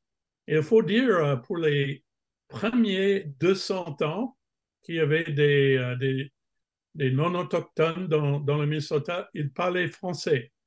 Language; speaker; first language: French; non-native, fluent; English